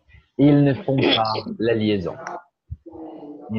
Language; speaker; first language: French; non-native, learner; Portuguese